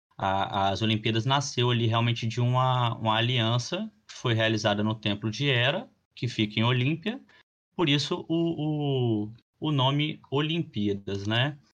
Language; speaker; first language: Portuguese; native; Portuguese